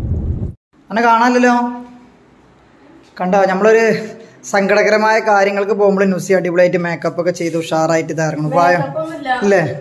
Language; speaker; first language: Malayalam; native; Malayalam